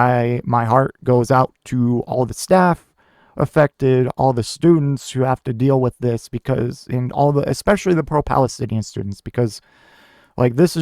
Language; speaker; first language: English; native; English